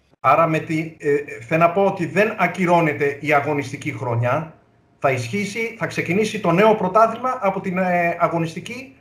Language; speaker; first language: Greek; native; Greek